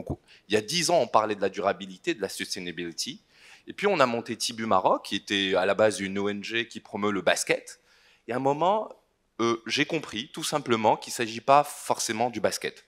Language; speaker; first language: French; non-native, local second language; Arabic